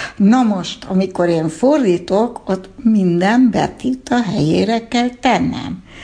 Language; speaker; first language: Hungarian; early bilingual, heritage; Hungarian